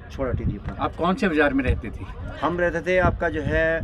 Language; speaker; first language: Hindi; native; Hindi